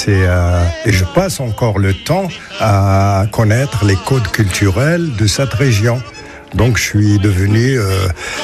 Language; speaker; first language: French; non-native, local second language; Arabic